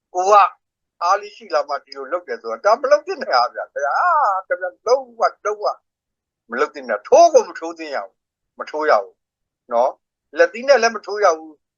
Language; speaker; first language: Burmese; non-native, local second language; S'gaw Karen